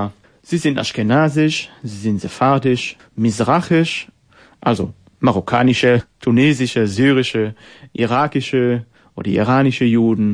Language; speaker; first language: German; non-native, fluent; Hebrew